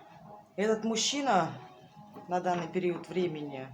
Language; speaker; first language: Russian; native; Russian